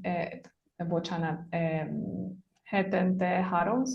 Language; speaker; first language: Hungarian; non-native, learner; Spanish